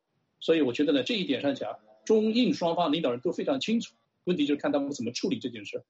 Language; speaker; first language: Chinese; native; Chinese